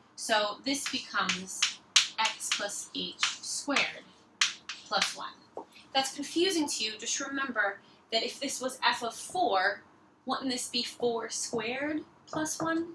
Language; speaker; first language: English; native; English